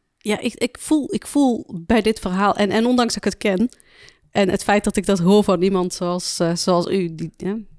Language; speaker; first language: Dutch; early bilingual, other home language; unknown